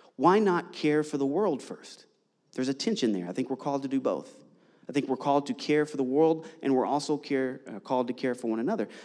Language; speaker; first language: English; native; English